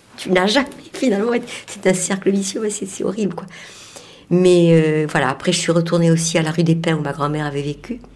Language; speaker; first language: French; native; French